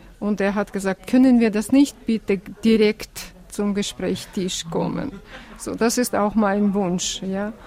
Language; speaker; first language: German; non-native, fluent; Russian